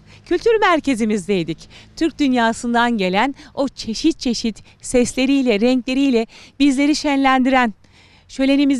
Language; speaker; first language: Turkish; native; Turkish